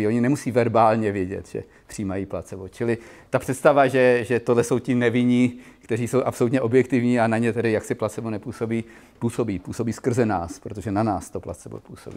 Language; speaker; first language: Czech; native; Czech